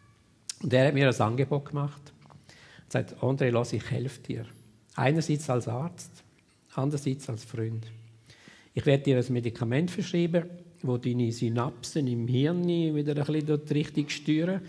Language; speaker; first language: German; native; German